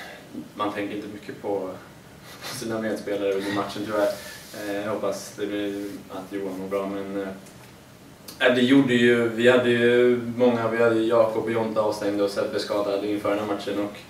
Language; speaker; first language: Swedish; native; Swedish